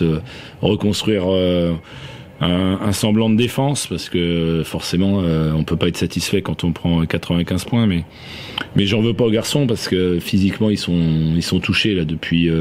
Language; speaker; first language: French; native; French